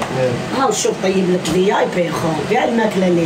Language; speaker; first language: Arabic; native; Arabic